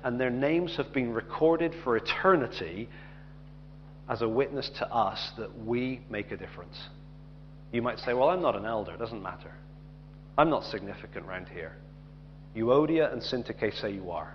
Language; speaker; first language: English; native; English